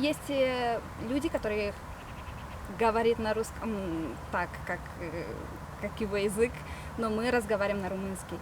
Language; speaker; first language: Russian; non-native, local second language; Romanian